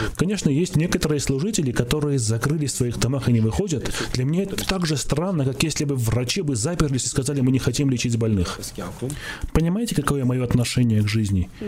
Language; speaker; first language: Russian; non-native, local second language; Armenian